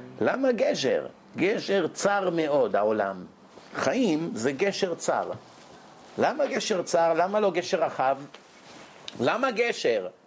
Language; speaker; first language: Hebrew; native; Hebrew